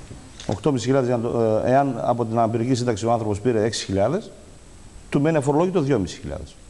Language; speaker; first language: Greek; native; Greek